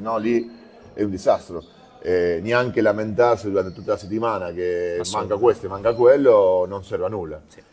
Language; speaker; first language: Italian; non-native, fluent; Spanish